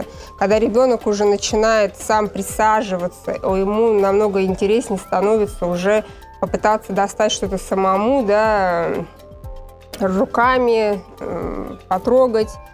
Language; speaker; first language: Russian; native; Russian